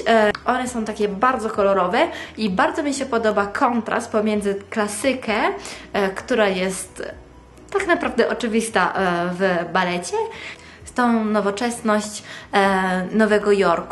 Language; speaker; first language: Polish; non-native, fluent; Italian